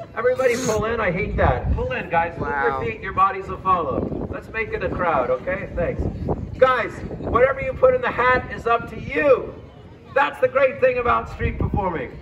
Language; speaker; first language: English; native; English